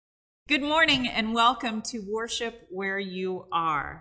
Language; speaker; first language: English; native; English